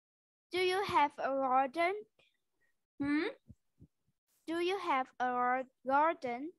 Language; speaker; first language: English; non-native, learner; Vietnamese